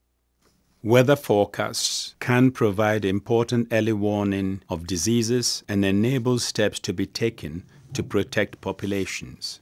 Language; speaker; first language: English; non-native, local second language; Akan